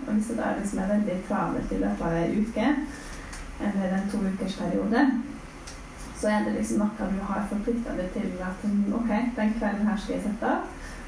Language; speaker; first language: Norwegian; native; Norwegian